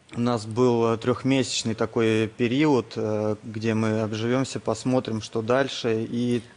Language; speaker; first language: Russian; native; Russian